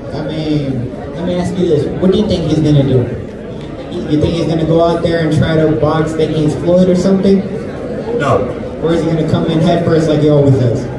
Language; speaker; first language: English; native; English